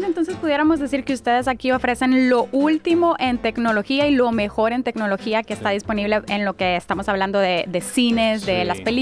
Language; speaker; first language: Spanish; native; Spanish